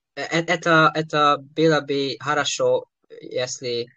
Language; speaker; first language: Russian; non-native, learner; Hungarian